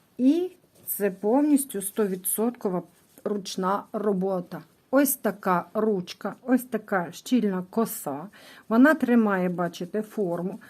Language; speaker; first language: Ukrainian; native; Ukrainian